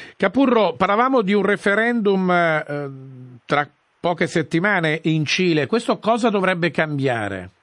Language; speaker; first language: Italian; native; Italian